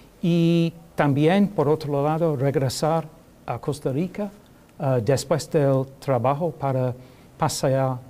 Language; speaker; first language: Spanish; non-native, learner; English